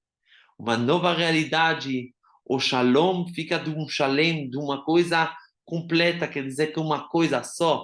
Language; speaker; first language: Portuguese; non-native, fluent; Hebrew